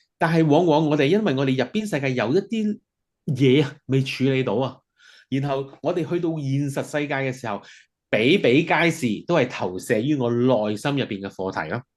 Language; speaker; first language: Cantonese; early bilingual, heritage; Cantonese